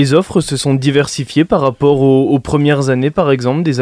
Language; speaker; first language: French; native; French